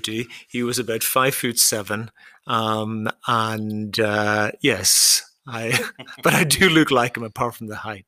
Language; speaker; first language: English; native; English